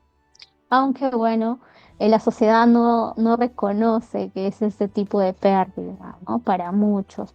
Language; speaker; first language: Spanish; native; Spanish